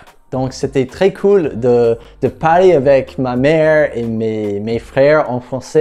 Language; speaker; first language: French; non-native, fluent; English